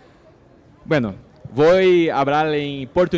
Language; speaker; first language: Spanish; non-native, learner; Portuguese